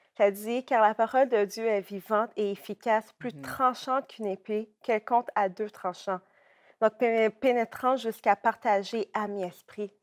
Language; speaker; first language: French; native; French